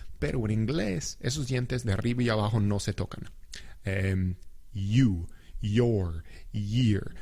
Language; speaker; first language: Spanish; non-native, fluent; English